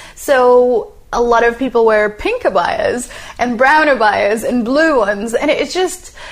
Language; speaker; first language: English; non-native, fluent; Arabic